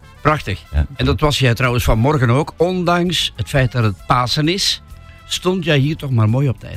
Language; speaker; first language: Dutch; native; Dutch